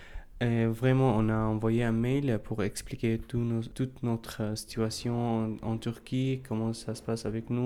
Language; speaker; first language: French; non-native, fluent; Arabic